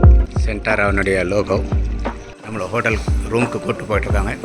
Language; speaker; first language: Tamil; native; Tamil